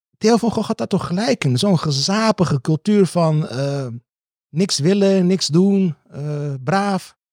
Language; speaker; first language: Dutch; early bilingual, other home language; Turkish